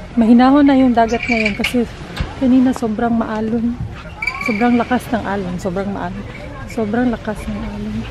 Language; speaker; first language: Filipino; non-native, local second language; Cebuano